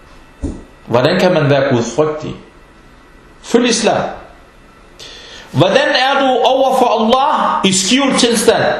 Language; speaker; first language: Danish; non-native, fluent; Arabic